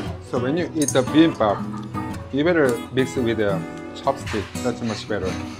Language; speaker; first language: English; non-native, fluent; Korean